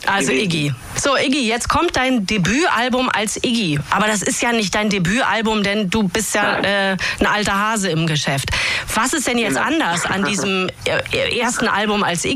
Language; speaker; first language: German; native; German